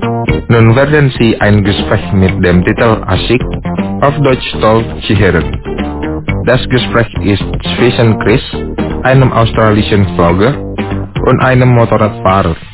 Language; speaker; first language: German; non-native, fluent; Indonesian